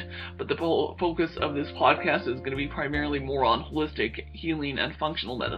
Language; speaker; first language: English; native; English